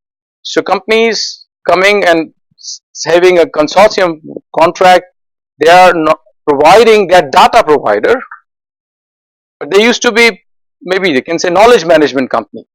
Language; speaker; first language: English; non-native, fluent; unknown